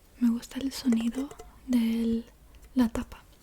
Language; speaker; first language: Spanish; non-native, learner; English